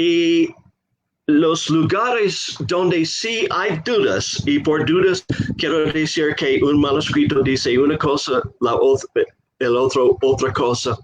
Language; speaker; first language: Spanish; non-native, fluent; English